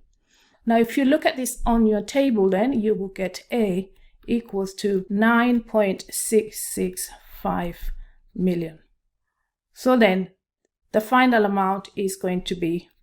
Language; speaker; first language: English; non-native, local second language; Swahili